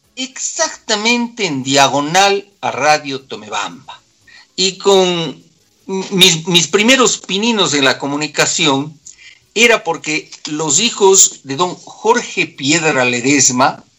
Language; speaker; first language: Spanish; native; Spanish